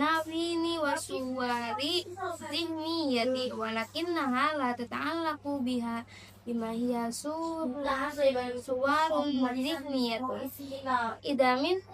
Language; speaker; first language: Arabic; non-native, learner; Indonesian